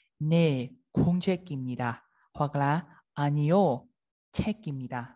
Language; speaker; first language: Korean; non-native, fluent; Vietnamese